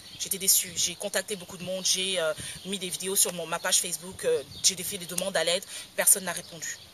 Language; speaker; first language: French; native; French